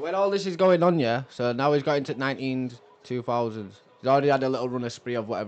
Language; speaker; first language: English; native; English